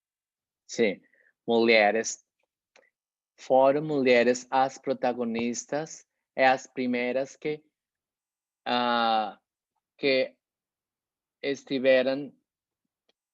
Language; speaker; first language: Portuguese; non-native, fluent; Spanish